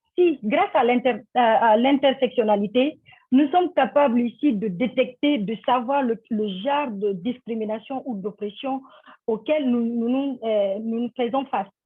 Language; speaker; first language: French; non-native, local second language; Fula